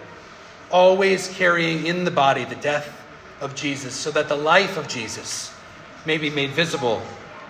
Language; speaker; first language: English; native; English